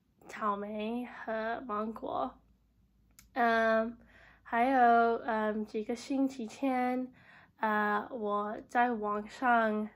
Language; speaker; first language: Chinese; non-native, learner; English